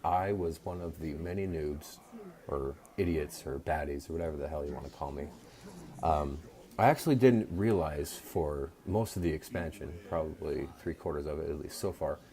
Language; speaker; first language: English; native; English